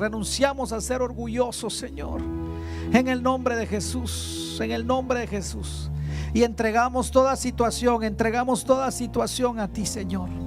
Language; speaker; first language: Spanish; native; Spanish